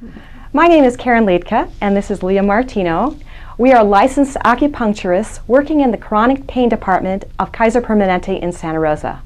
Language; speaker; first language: English; native; English